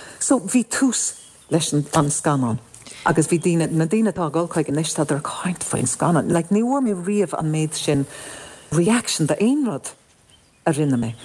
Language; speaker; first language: Irish; non-native, local second language; English